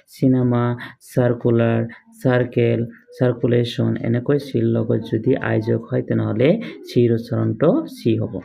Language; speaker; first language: Assamese; native; Assamese